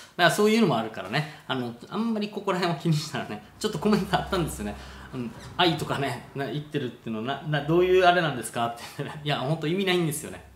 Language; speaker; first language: Japanese; native; Japanese